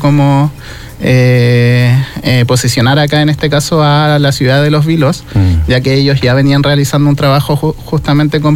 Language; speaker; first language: Spanish; native; Spanish